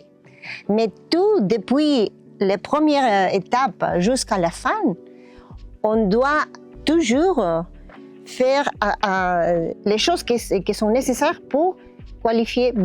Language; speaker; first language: French; non-native, learner; Spanish